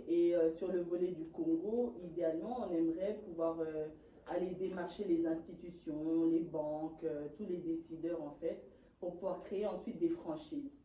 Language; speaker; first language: French; native; French